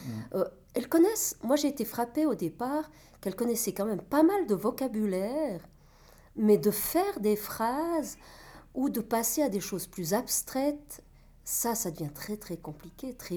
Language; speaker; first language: French; native; French